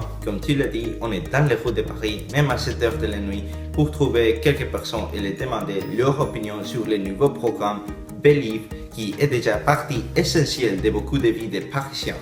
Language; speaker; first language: French; non-native, learner; English